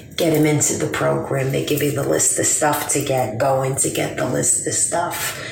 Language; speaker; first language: English; native; English